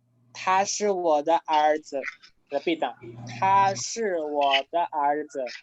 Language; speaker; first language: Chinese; non-native, fluent; Spanish